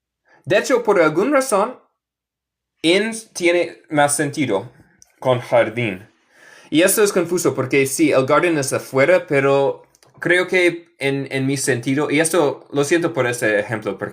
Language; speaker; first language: Spanish; non-native, fluent; English